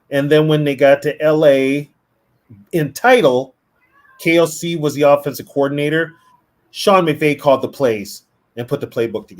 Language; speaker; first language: English; native; English